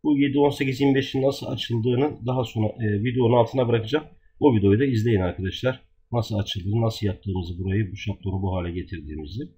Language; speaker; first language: Turkish; native; Turkish